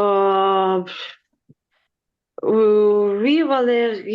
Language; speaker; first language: French; non-native, learner; Ukrainian